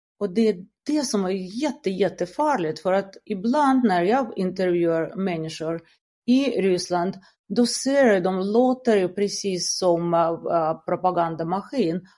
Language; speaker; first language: Swedish; non-native, fluent; Russian